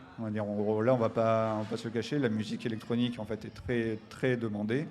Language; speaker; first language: French; native; French